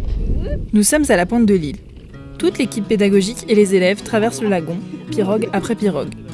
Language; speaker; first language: French; native; French